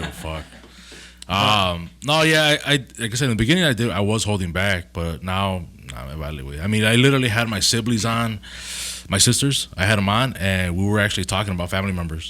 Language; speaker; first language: English; early bilingual, other home language; Spanish